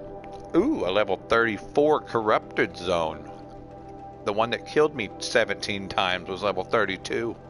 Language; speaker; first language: English; native; English